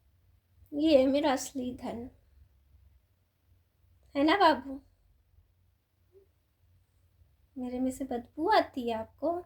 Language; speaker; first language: Hindi; native; Hindi